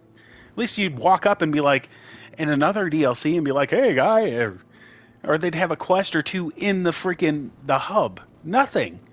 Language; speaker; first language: English; native; English